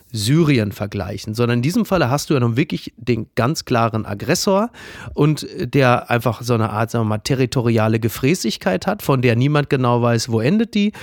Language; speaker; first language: German; native; German